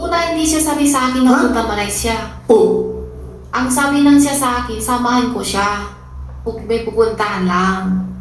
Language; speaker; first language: Filipino; non-native, learner; Chinese